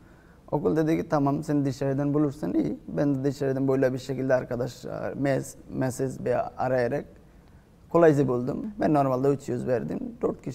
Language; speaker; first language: Turkish; non-native, fluent; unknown